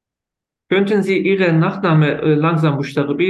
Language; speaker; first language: German; non-native, learner; Turkish